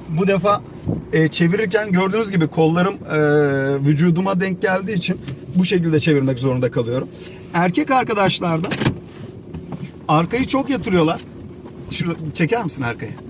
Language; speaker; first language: Turkish; native; Turkish